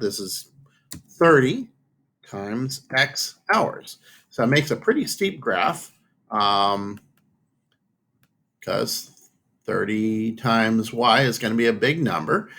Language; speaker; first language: English; native; English